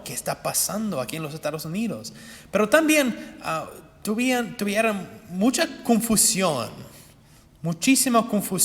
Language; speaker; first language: Spanish; non-native, fluent; English